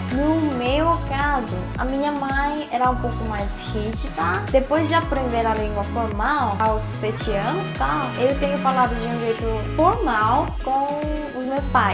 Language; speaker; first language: Portuguese; non-native, fluent; Korean